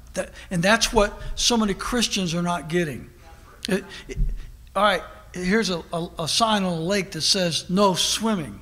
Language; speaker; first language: English; native; English